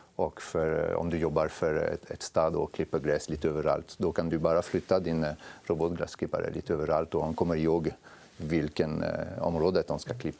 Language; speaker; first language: Swedish; non-native, fluent; French